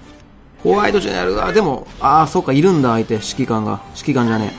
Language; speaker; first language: Japanese; native; Japanese